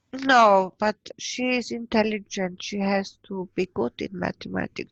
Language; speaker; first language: English; non-native, fluent; German